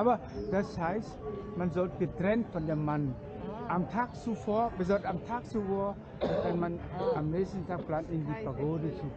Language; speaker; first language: German; non-native, fluent; Vietnamese